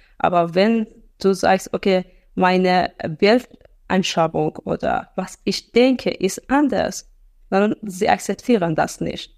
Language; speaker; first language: German; non-native, fluent; Persian